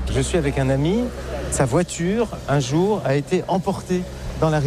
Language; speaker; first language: French; native; French